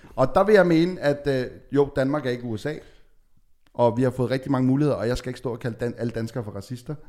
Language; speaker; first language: Danish; native; Danish